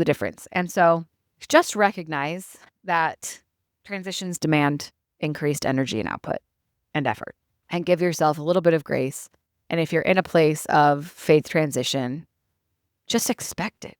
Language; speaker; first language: English; native; English